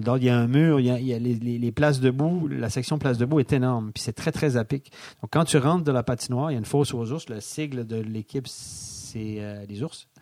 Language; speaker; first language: French; native; French